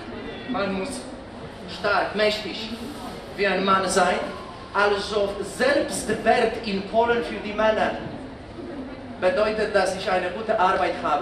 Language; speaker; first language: German; non-native, fluent; Polish